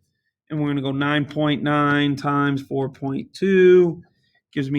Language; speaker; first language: English; native; English